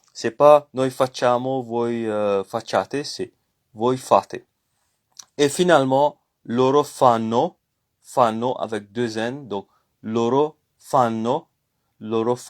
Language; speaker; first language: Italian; non-native, learner; French